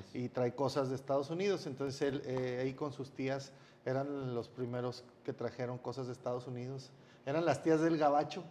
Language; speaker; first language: Spanish; native; Spanish